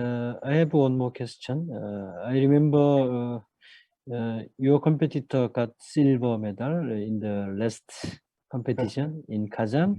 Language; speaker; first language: English; non-native, learner; Korean